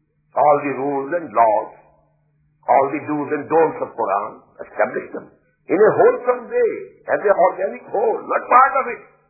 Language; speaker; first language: English; non-native, local second language; Urdu